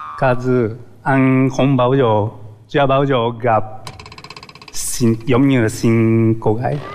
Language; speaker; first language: Vietnamese; non-native, learner; Japanese